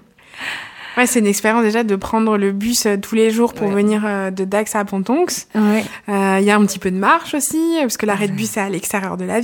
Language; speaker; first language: French; native; French